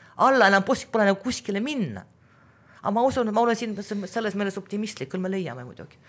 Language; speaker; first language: Estonian; non-native, local second language; Russian